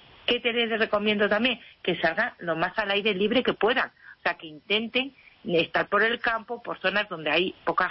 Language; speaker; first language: Spanish; native; Spanish